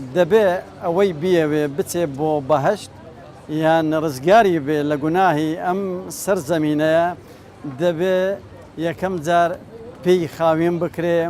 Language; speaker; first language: Central Kurdish; non-native, local second language; Assyrian Neo-Aramaic